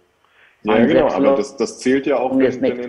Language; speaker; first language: German; native; German